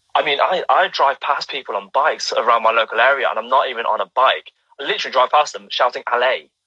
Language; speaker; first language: English; native; English